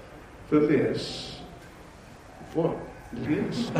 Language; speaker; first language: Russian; non-native, learner; English